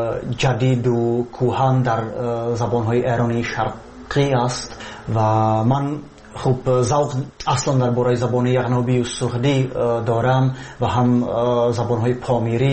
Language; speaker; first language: Persian; non-native, fluent; Czech